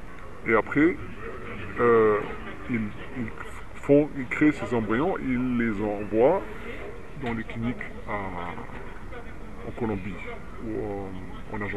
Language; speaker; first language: French; non-native, fluent; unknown